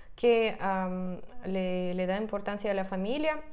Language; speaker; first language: Spanish; non-native, fluent; Russian